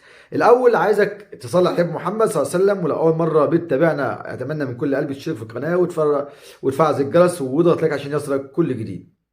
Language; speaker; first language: Arabic; native; Arabic